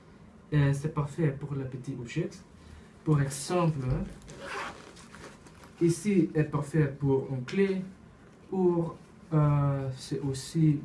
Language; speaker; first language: French; non-native, learner; Dutch